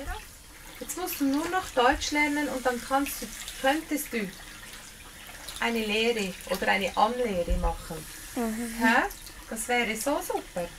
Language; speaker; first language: German; non-native, learner; Spanish